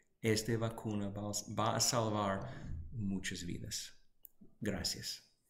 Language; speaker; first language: Spanish; non-native, fluent; English